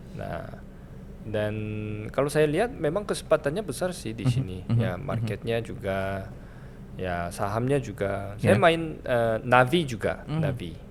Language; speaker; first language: Indonesian; non-native, fluent; Korean